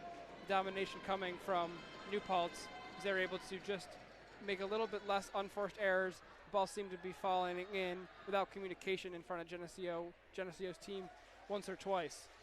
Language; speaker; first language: English; native; English